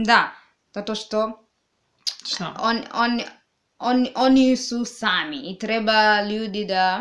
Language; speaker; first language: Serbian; non-native, learner; English